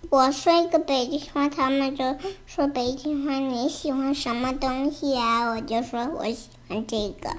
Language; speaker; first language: Chinese; early bilingual, heritage; Chinese